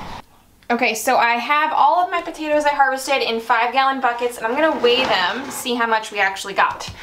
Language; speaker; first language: English; native; English